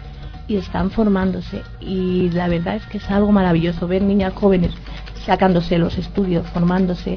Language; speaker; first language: Spanish; native; Spanish